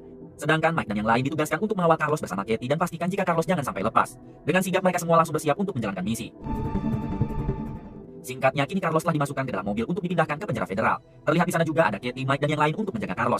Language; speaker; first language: Indonesian; native; Indonesian